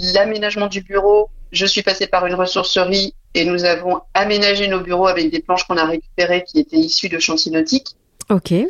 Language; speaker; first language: French; native; French